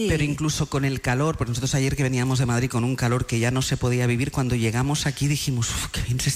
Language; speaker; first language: Spanish; native; Spanish